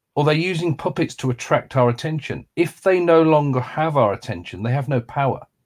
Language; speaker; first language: English; native; English